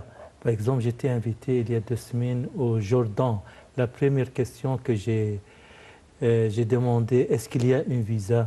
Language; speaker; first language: French; non-native, fluent; Arabic